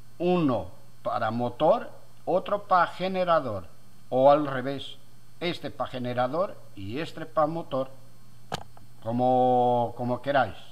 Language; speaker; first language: Spanish; non-native, fluent; Portuguese